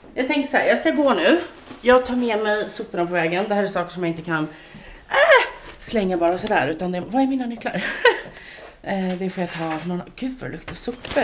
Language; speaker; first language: Swedish; native; Swedish